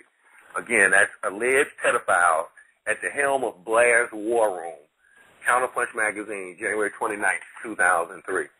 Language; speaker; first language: English; native; English